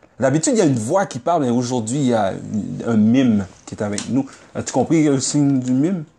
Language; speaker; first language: French; native; French